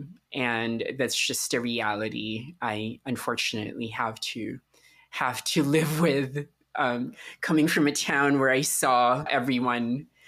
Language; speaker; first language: English; non-native, local second language; Filipino